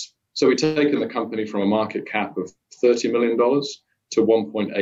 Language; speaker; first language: English; native; English